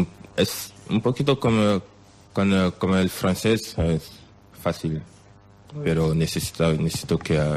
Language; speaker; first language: Spanish; non-native, learner; French